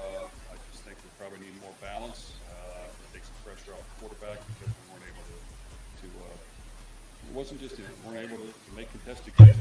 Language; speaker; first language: English; native; English